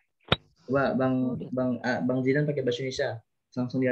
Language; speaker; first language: Indonesian; native; Indonesian